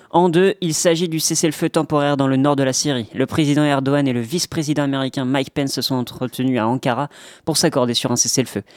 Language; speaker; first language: French; native; French